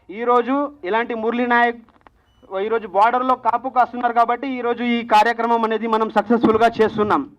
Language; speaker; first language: Telugu; non-native, local second language; Lambadi